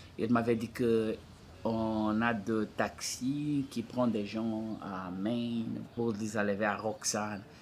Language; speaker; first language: French; non-native, fluent; Portuguese